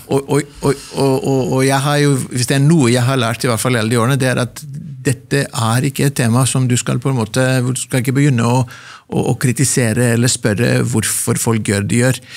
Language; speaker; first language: Norwegian; non-native, fluent; Greek